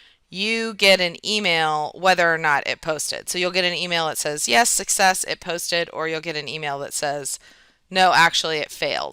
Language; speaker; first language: English; native; English